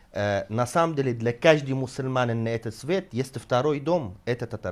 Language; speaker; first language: Russian; non-native, fluent; Arabic